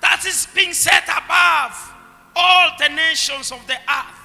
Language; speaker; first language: English; non-native, local second language; Swahili